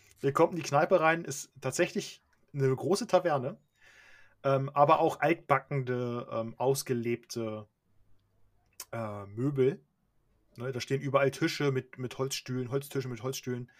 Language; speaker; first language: German; native; German